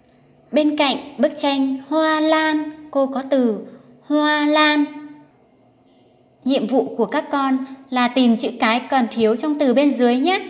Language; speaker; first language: Vietnamese; native; Vietnamese